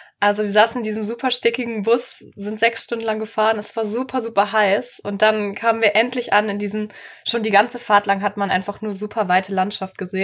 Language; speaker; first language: German; native; German